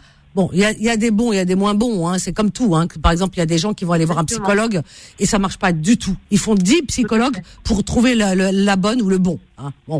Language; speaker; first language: French; native; French